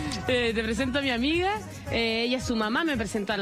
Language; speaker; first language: Spanish; native; Spanish